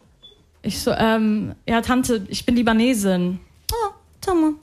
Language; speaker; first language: German; early bilingual, other home language; Arabic